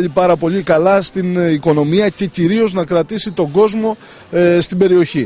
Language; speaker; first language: Greek; native; Greek